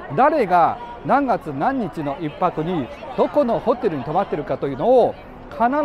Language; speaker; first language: Japanese; non-native, fluent; Chinese